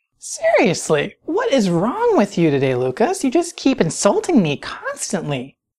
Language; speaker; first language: English; native; English